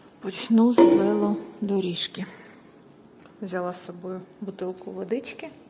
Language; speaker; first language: Ukrainian; native; Ukrainian